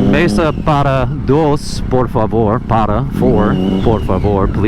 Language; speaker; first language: Spanish; non-native, learner; English